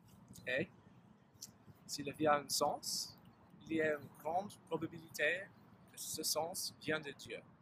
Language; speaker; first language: French; non-native, learner; English